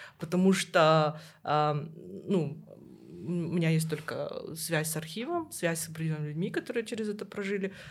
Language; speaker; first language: Russian; native; Russian